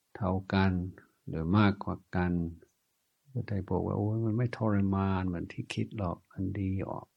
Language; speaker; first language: Thai; non-native, fluent; English